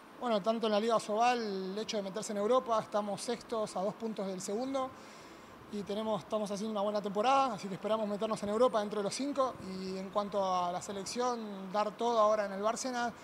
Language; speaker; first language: Spanish; native; Spanish